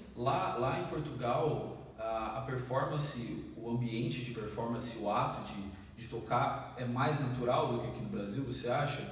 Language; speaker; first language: Portuguese; native; Portuguese